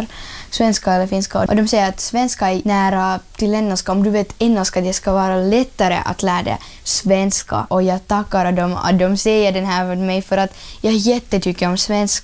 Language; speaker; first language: Swedish; early bilingual, other home language; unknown